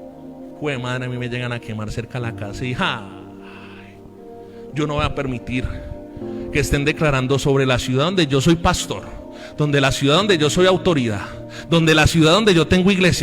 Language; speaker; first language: Spanish; native; Spanish